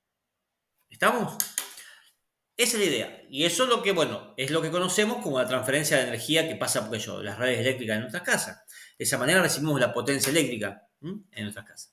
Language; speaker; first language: Spanish; native; Spanish